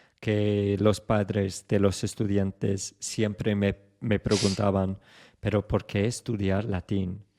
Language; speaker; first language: Spanish; non-native, fluent; English